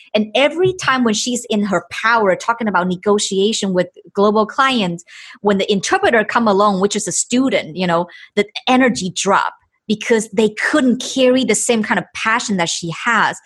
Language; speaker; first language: English; non-native, fluent; Chinese